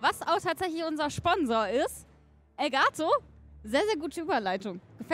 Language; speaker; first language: German; native; German